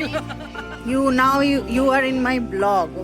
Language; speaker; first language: English; non-native, fluent; Bangla